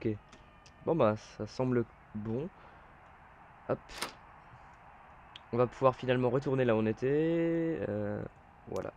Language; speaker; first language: French; native; French